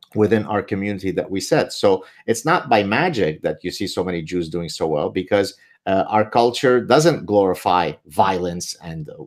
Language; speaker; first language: English; early bilingual, other home language; Arabic